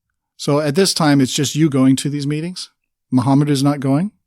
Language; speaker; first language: English; native; English